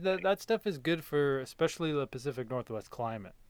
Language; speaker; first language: English; native; English